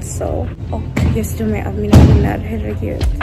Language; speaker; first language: Swedish; non-native, fluent; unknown